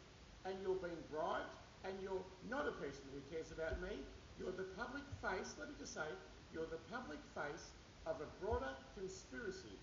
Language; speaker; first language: English; native; English